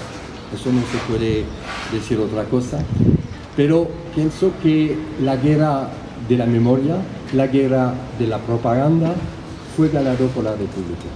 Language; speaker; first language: Spanish; early bilingual, heritage; French